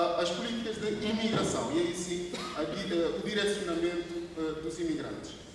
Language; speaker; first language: Portuguese; non-native, local second language; Kabuverdianu